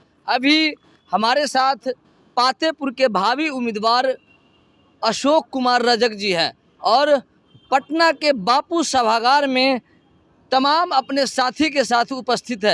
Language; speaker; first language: Hindi; native; Hindi